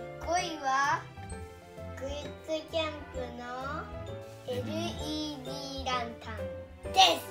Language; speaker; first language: Japanese; native; Japanese